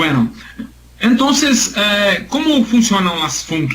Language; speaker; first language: Spanish; non-native, learner; Portuguese